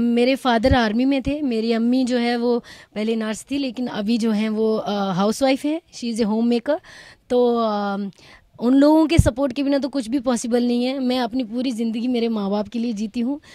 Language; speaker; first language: Hindi; native; Hindi